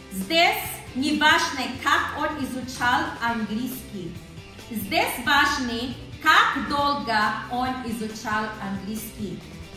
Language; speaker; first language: Russian; non-native, learner; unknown